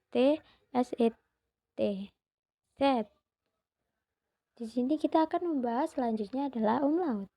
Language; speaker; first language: Indonesian; native; Indonesian